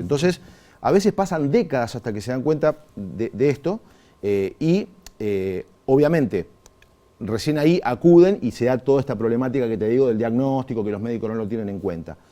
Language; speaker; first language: Spanish; native; Spanish